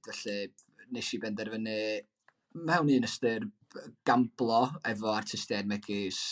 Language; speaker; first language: Welsh; native; Welsh